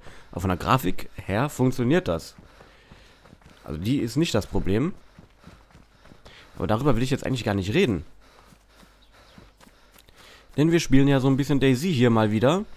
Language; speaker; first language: German; native; German